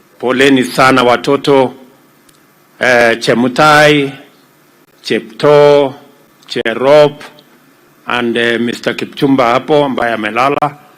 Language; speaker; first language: Swahili; non-native, local second language; Kalenjin